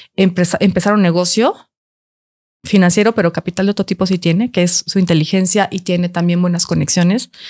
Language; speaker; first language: Spanish; native; Spanish